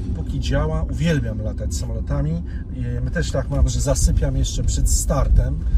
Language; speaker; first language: Polish; native; Polish